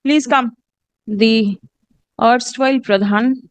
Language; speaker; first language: English; non-native, local second language; Bangla